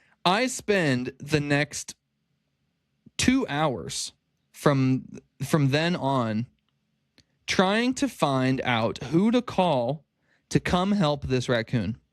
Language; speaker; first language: English; native; English